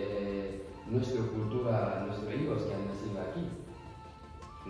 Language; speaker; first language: Spanish; non-native, learner; Fula